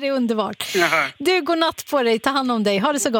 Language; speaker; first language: Swedish; native; Swedish